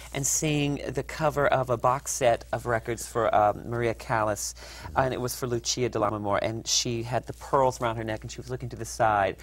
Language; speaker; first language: English; native; English